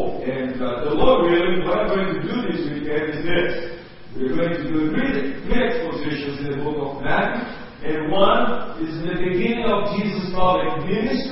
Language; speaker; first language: English; non-native, fluent; Portuguese